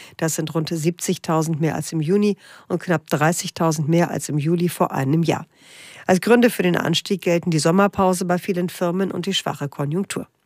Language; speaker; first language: German; native; German